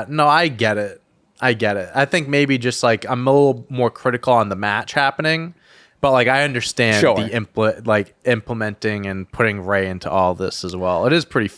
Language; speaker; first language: English; native; English